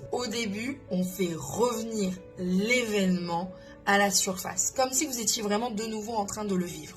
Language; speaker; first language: French; native; French